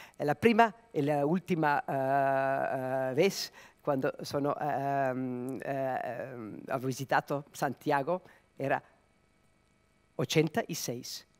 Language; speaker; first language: Italian; non-native, learner; Serbian